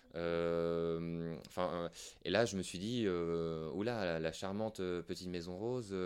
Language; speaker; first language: French; native; French